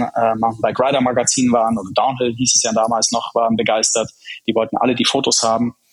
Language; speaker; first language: German; early bilingual, other home language; Czech